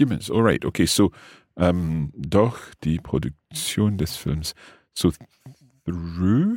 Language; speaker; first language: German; non-native, fluent; English